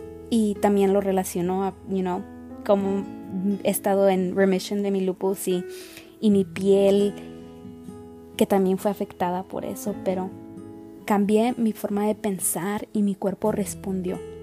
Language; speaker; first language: Spanish; early bilingual, heritage; Spanish